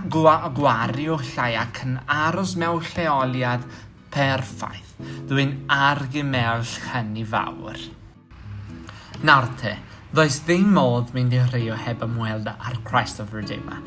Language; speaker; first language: Welsh; non-native, fluent; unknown